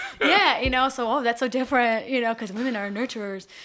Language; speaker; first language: English; non-native, fluent; Portuguese